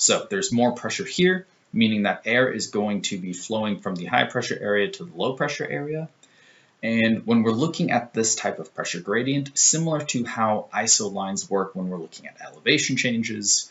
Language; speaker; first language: English; native; English